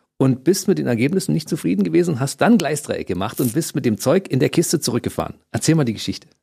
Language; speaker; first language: German; native; German